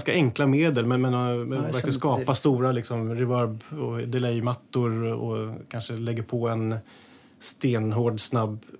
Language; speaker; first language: Swedish; native; Swedish